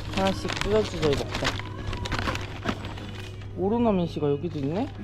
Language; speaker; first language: Korean; native; Korean